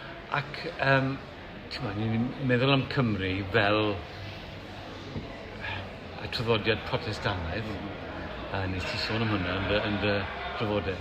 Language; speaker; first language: Welsh; native; Welsh